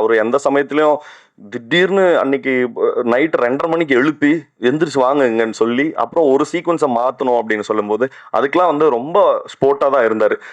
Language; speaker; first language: Tamil; native; Tamil